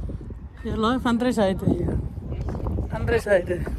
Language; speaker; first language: German; non-native, learner; Indonesian